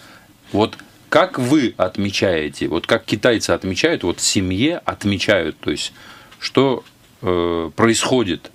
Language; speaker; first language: Russian; native; Russian